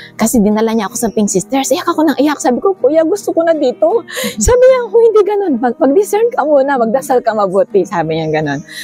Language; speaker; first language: Filipino; non-native, local second language; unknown